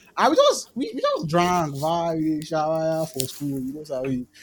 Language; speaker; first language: English; non-native, local second language; Yoruba